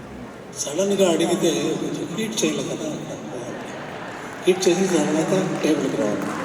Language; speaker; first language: Telugu; non-native, fluent; Tamil